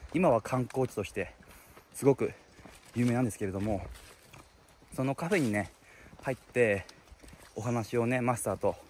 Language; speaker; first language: Japanese; native; Japanese